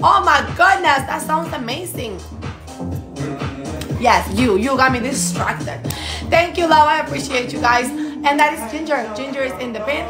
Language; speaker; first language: English; non-native, fluent; Spanish